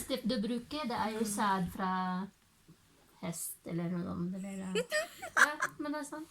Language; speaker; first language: Norwegian; non-native, fluent; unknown